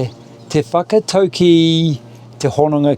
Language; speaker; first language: Māori; non-native, local second language; English